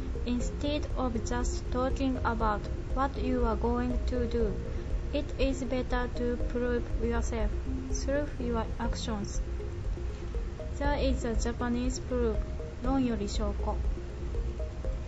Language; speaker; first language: English; non-native, fluent; Japanese